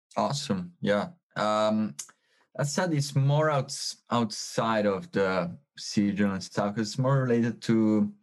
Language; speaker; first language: English; non-native, fluent; Italian